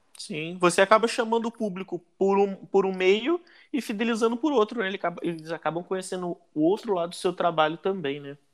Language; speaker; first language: Portuguese; native; Portuguese